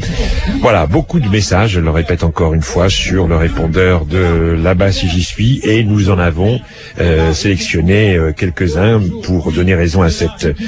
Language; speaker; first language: French; native; French